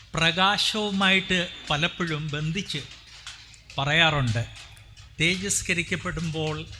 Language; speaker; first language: Malayalam; non-native, local second language; Hindi